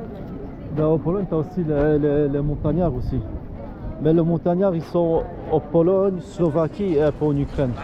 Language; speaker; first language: French; early bilingual, other home language; Polish